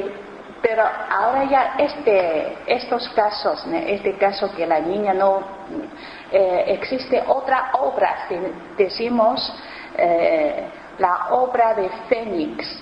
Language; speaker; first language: Spanish; non-native, learner; Chinese